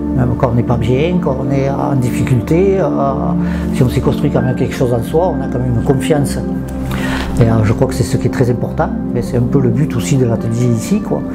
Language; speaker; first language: French; native; French